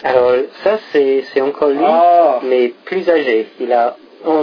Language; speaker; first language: French; non-native, fluent; English